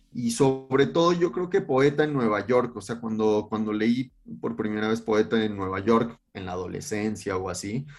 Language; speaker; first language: Spanish; native; Spanish